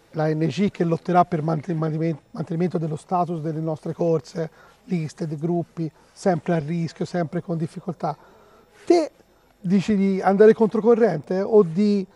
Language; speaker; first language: Italian; native; Italian